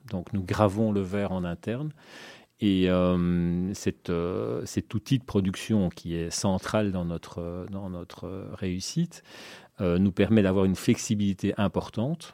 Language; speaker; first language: French; native; French